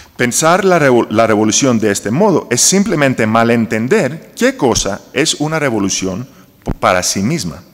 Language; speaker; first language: Spanish; non-native, fluent; Greek